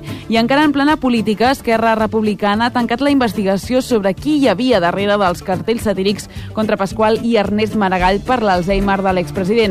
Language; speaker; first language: Catalan; native; Catalan